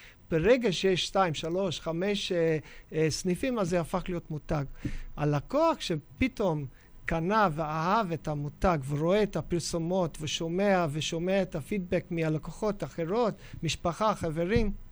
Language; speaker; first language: Hebrew; non-native, fluent; English